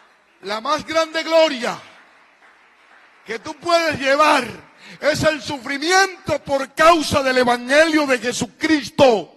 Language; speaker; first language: Spanish; native; Spanish